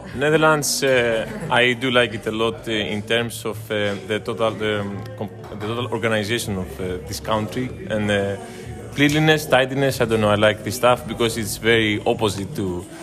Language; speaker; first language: English; non-native, fluent; Greek